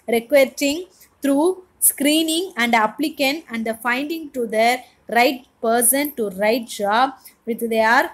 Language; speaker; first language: English; non-native, local second language; Tamil